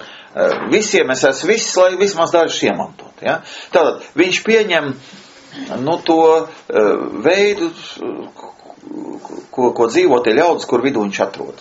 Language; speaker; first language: Latvian; native; Latvian